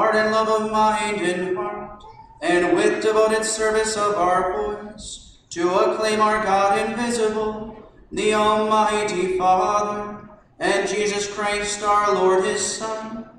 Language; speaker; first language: English; native; English